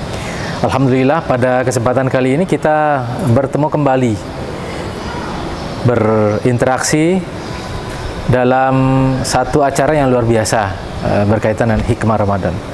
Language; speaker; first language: Indonesian; native; Indonesian